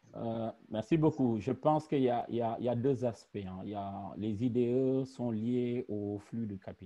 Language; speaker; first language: French; non-native, local second language; Wolof